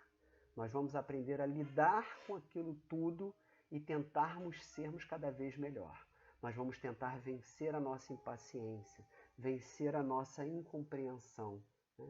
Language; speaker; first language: Portuguese; native; Portuguese